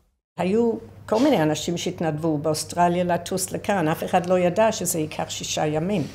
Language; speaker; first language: Hebrew; non-native, fluent; English